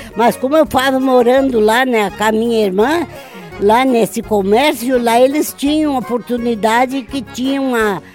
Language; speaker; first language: Portuguese; native; Portuguese